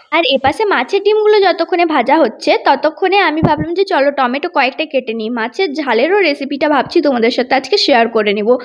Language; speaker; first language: Bangla; non-native, local second language; Santali